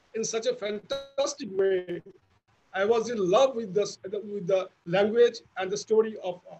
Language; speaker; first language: English; non-native, local second language; Bangla